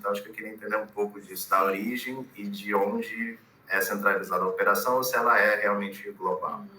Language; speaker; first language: Portuguese; native; Portuguese